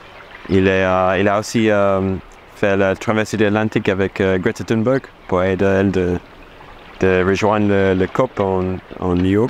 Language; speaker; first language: French; non-native, fluent; English